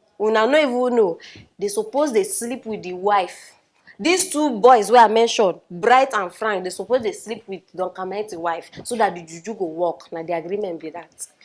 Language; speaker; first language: Nigerian Pidgin; native; Nigerian Pidgin